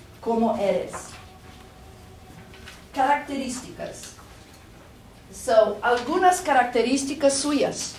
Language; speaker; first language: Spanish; non-native, fluent; Portuguese